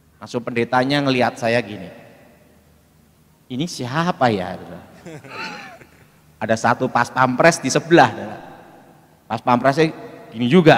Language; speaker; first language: Indonesian; native; Indonesian